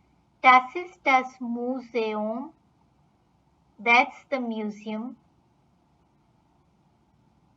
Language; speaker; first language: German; non-native, fluent; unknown